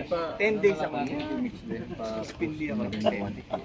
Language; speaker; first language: Filipino; native; Filipino